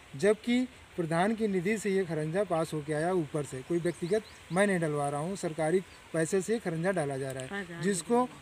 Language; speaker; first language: Hindi; native; Hindi